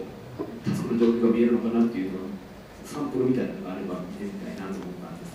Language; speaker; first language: Japanese; native; Japanese